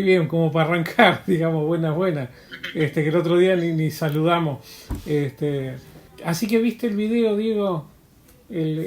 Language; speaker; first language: Spanish; native; Spanish